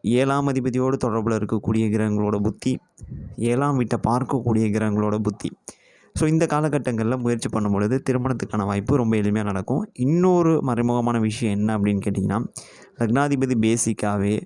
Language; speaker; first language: Tamil; native; Tamil